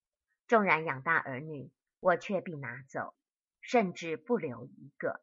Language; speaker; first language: Chinese; native; Chinese